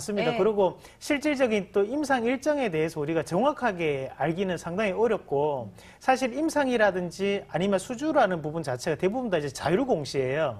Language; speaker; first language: Korean; native; Korean